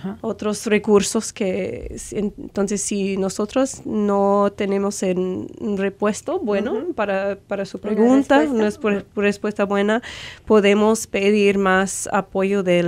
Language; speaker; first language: Spanish; non-native, fluent; English